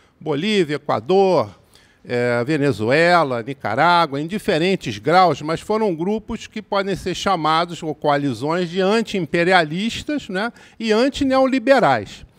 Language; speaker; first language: Portuguese; native; Portuguese